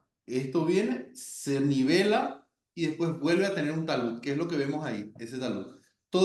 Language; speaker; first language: Spanish; native; Spanish